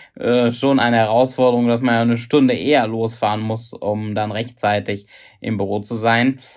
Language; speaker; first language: German; native; German